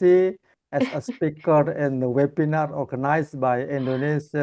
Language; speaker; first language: English; non-native, learner; Indonesian